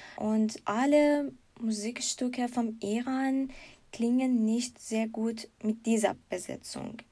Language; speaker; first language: German; non-native, learner; Persian